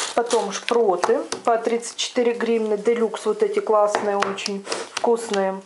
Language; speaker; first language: Russian; non-native, local second language; Ukrainian